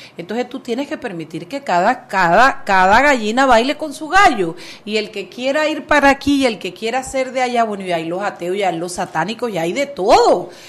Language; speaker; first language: Spanish; native; Spanish